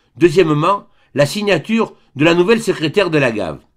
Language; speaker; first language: French; native; French